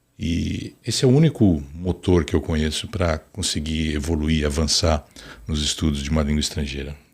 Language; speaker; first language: Portuguese; native; Portuguese